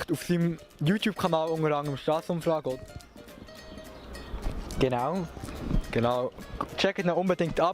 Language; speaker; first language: German; native; German